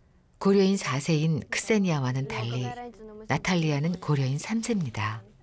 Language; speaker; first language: Korean; native; Korean